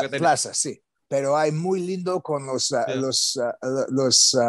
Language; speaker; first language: Spanish; non-native, learner; English